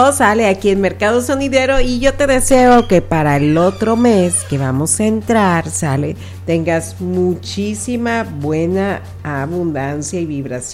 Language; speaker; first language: Spanish; native; Spanish